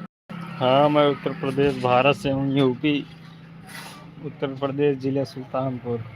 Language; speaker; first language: Hindi; native; Hindi